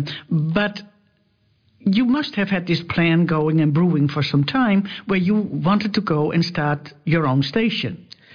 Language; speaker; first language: English; non-native, fluent; Dutch